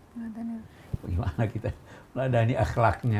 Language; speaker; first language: Indonesian; native; Indonesian